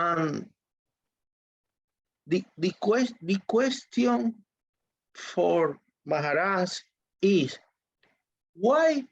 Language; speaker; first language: English; non-native, learner; Spanish